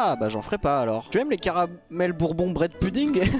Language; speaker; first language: French; native; French